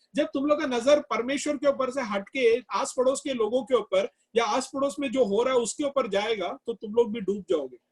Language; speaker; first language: Hindi; non-native, local second language; Malayalam